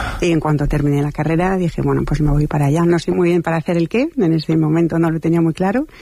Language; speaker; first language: Spanish; non-native, fluent; French